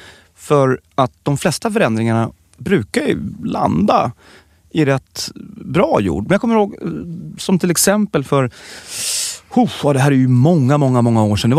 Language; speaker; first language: Swedish; native; Swedish